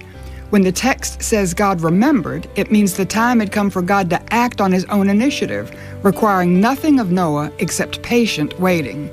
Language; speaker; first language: English; native; English